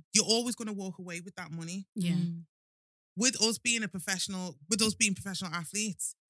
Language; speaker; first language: English; native; English